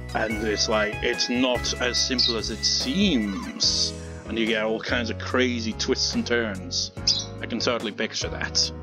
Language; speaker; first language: English; native; English